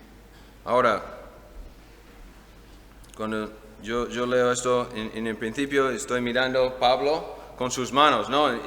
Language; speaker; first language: Spanish; non-native, fluent; English